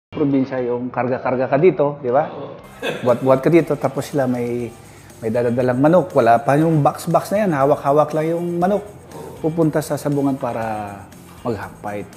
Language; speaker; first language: Filipino; non-native, local second language; Hiligaynon